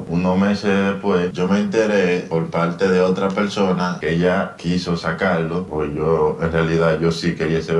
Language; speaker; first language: Spanish; native; Spanish